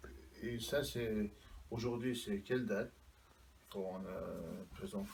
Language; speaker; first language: French; non-native, learner; Chechen